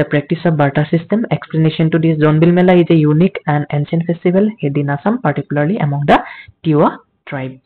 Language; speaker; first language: English; non-native, local second language; Assamese